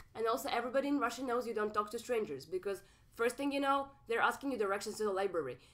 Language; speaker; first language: English; non-native, fluent; Russian